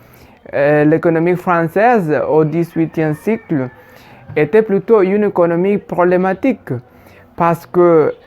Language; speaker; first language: French; non-native, fluent; Spanish